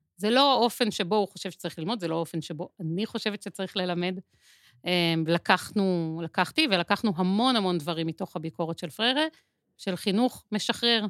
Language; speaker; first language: Hebrew; native; Hebrew